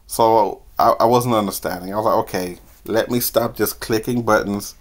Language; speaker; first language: English; native; English